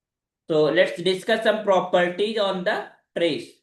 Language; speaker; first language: English; non-native, local second language; Hindi